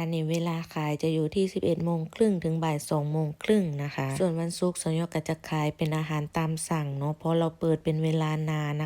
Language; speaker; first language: Thai; non-native, local second language; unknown